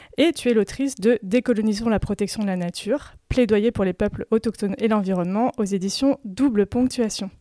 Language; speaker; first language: French; native; French